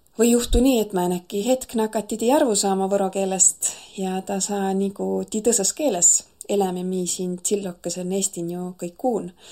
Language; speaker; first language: Estonian; native; Estonian